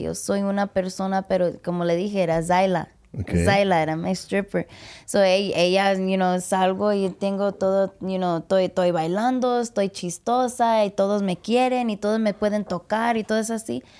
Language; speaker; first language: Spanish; early bilingual, heritage; English